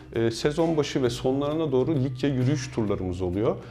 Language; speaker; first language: Turkish; native; Turkish